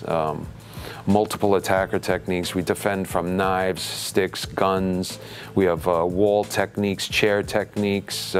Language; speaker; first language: English; native; English